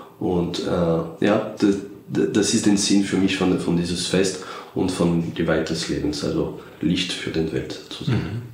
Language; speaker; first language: German; non-native, fluent; French